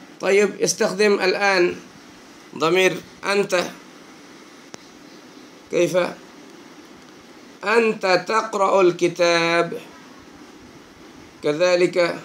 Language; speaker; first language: Arabic; non-native, fluent; Bangla